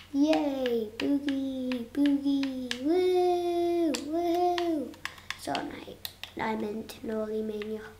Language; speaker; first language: Welsh; non-native, local second language; English